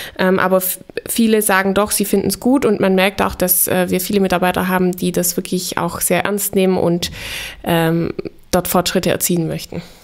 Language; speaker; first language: German; native; German